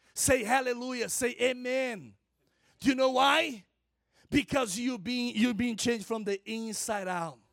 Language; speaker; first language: English; non-native, fluent; Portuguese